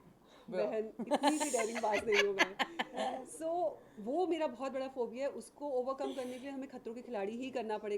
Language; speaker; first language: Hindi; native; Hindi